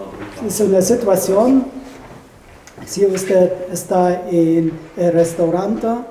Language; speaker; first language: Spanish; non-native, fluent; German